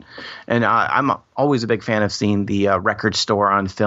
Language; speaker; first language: English; native; English